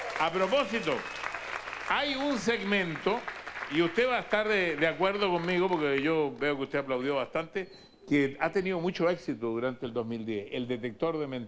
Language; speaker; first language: Spanish; native; Spanish